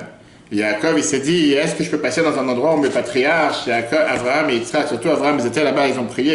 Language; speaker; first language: French; native; French